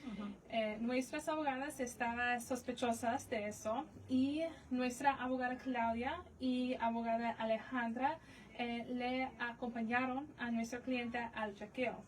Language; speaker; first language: Spanish; non-native, fluent; English